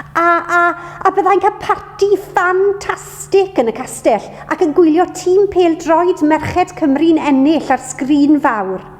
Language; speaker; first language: Welsh; native; Welsh